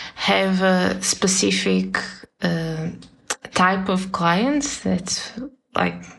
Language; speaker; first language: English; non-native, fluent; Portuguese